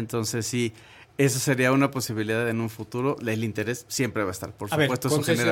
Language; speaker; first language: Spanish; native; Spanish